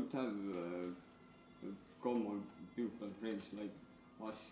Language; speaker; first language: English; non-native, learner; Estonian